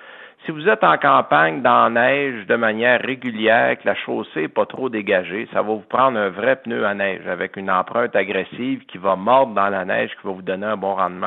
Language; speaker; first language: French; native; French